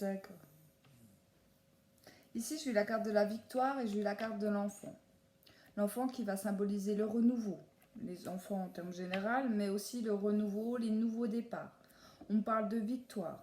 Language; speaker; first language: French; native; French